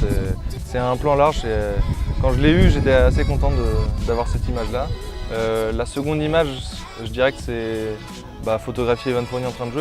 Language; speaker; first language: French; native; French